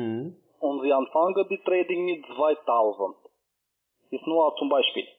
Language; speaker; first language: German; non-native, learner; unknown